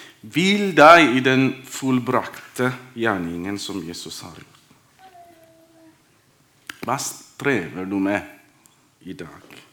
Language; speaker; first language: Norwegian; non-native, fluent; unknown